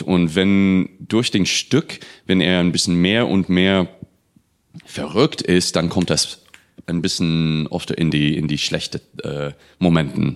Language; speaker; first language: German; non-native, fluent; English